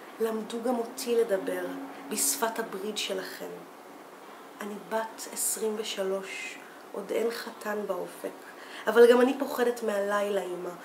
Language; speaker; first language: Hebrew; native; Hebrew